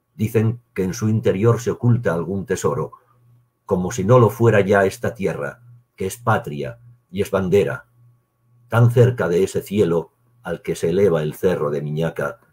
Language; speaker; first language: Spanish; native; Spanish